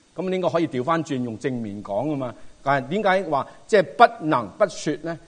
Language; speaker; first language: Cantonese; native; Cantonese